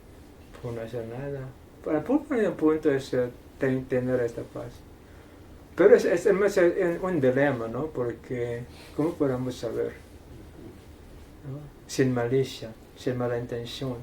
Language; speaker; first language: Spanish; non-native, fluent; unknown